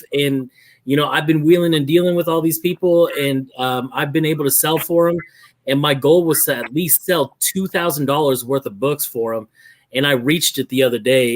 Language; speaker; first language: English; native; English